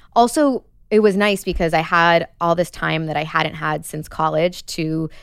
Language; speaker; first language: English; native; English